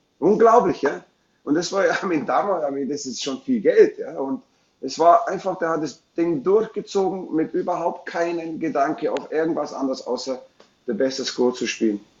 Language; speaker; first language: German; non-native, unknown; English